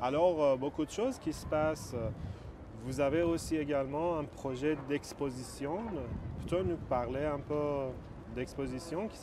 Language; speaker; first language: French; non-native, fluent; Persian